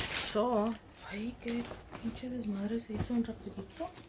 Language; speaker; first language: Spanish; early bilingual, heritage; Spanish